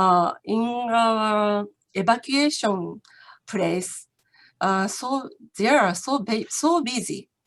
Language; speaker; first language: English; non-native, learner; Japanese